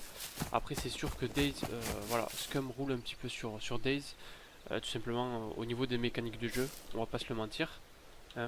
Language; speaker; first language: French; native; French